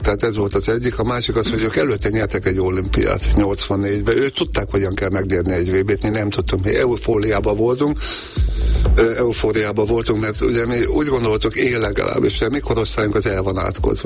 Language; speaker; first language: Hungarian; native; Hungarian